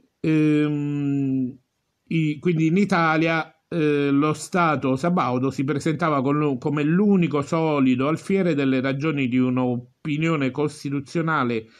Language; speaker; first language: Italian; native; Italian